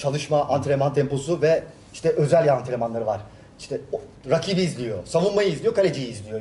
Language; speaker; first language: Turkish; native; Turkish